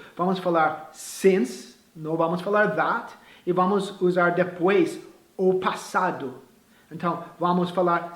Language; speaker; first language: Portuguese; non-native, fluent; English